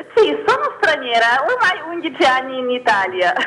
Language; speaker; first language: Italian; non-native, fluent; Ukrainian